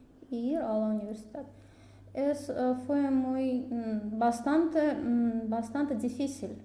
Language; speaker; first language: Spanish; non-native, learner; Russian